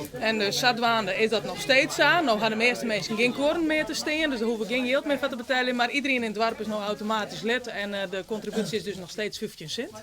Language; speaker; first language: Dutch; non-native, local second language; Western Frisian